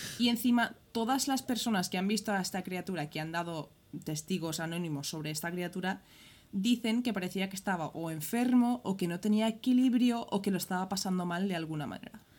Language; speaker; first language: Spanish; early bilingual, other home language; English